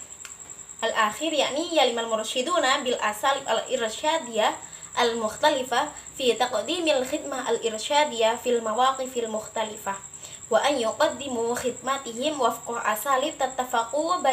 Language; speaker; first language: Arabic; non-native, learner; Indonesian